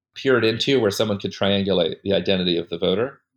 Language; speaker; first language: English; native; English